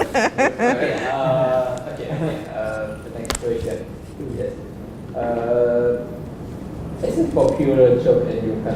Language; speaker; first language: English; non-native, learner; Indonesian